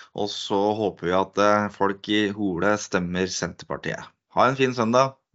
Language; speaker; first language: Norwegian; native; Norwegian